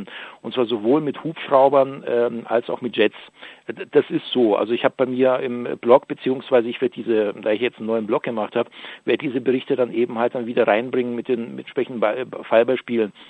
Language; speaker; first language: German; native; German